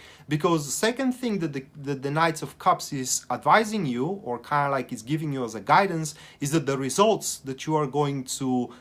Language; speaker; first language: English; non-native, fluent; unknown